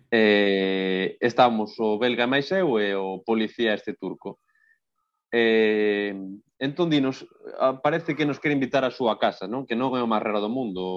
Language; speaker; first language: Galician; non-native, local second language; Spanish